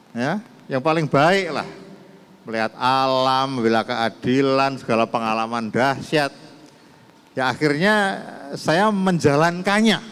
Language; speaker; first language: Indonesian; native; Indonesian